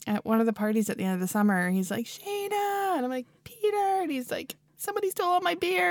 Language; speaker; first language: English; native; English